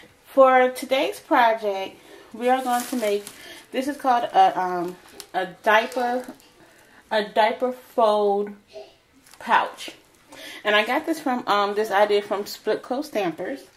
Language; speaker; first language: English; native; English